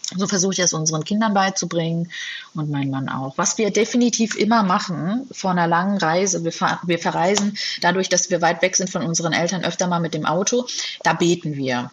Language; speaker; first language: German; native; German